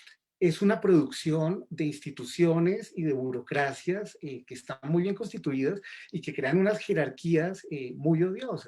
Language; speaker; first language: Spanish; native; Spanish